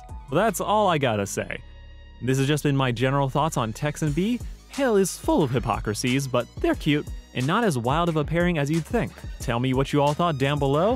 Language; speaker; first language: English; native; English